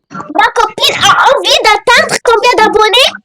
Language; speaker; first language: French; native; French